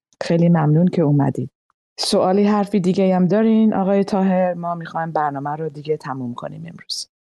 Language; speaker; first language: Persian; native; Persian